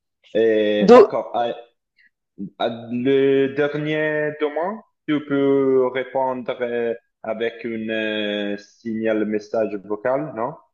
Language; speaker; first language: French; non-native, learner; Italian